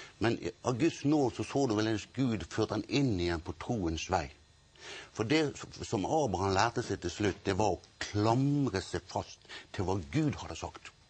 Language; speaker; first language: Norwegian; native; Norwegian